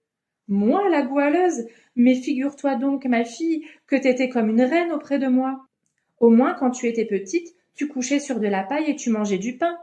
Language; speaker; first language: French; native; French